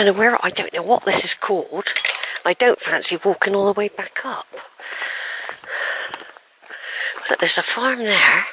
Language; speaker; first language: English; native; English